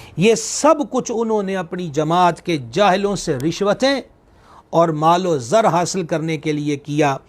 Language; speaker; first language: Urdu; non-native, local second language; Punjabi